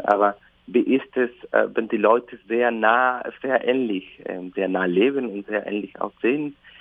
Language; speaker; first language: German; non-native, fluent; Spanish